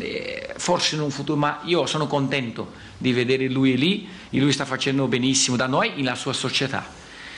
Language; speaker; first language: Italian; non-native, fluent; Portuguese